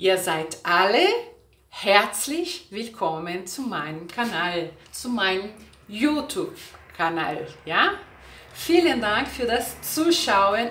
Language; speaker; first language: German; non-native, fluent; Portuguese